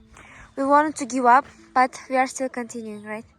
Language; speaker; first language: English; non-native, learner; Uzbek